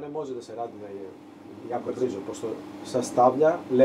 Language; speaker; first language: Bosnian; non-native, learner; Greek